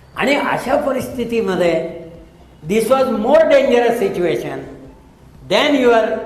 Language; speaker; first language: Hindi; non-native, local second language; Marathi